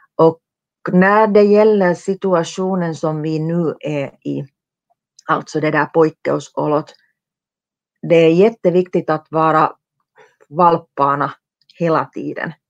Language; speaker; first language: Swedish; non-native, local second language; Finnish